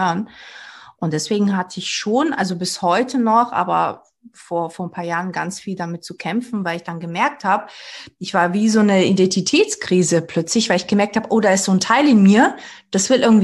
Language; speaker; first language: German; early bilingual, other home language; Portuguese